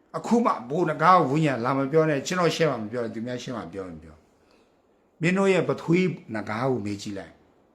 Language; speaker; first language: Burmese; non-native, local second language; Kachin